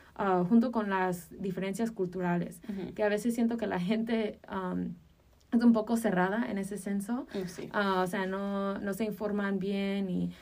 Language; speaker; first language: Spanish; early bilingual, heritage; Spanish